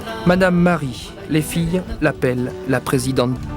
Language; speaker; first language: French; native; French